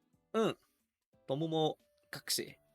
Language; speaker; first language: Japanese; non-native, learner; English